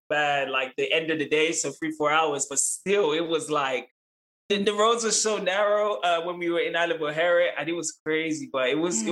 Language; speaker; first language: English; native; English